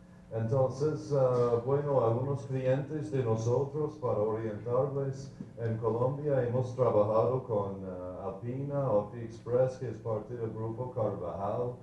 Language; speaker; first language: Spanish; non-native, fluent; English